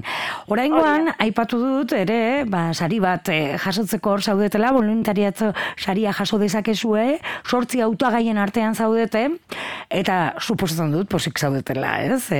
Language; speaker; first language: Basque; native; Basque